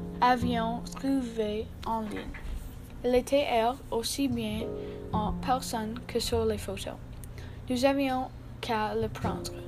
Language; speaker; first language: French; non-native, learner; English